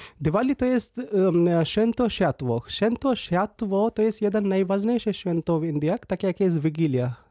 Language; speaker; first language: Polish; non-native, fluent; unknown